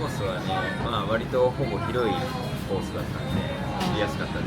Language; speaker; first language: Japanese; native; Japanese